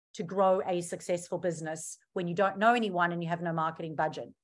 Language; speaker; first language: English; native; English